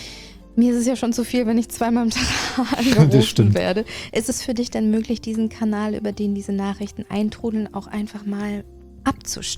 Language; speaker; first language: German; native; German